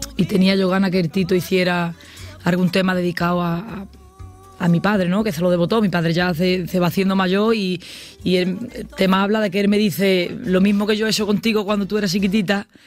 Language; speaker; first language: Spanish; native; Spanish